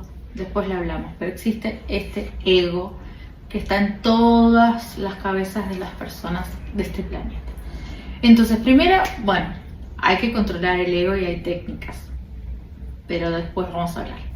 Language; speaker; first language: Spanish; native; Spanish